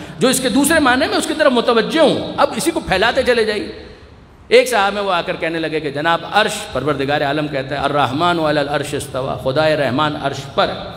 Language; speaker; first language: Urdu; non-native, local second language; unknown